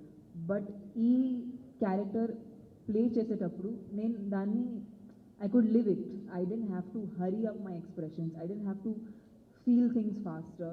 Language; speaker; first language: Telugu; non-native, fluent; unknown